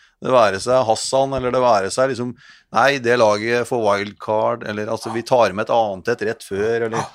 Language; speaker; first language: Norwegian; native; Norwegian